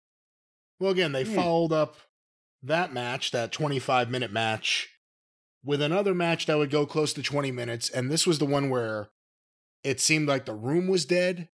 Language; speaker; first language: English; native; English